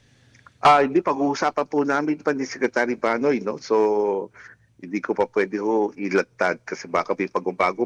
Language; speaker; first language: Filipino; native; Filipino